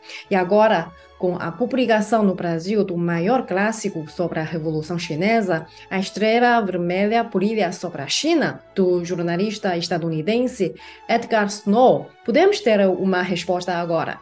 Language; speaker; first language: Portuguese; non-native, fluent; Chinese